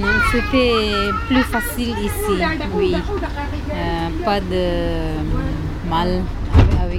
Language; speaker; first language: French; non-native, learner; Tibetan